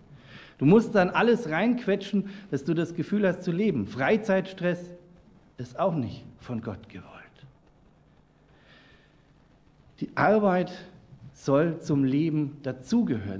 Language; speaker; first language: German; native; German